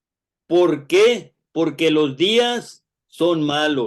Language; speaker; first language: Spanish; native; Spanish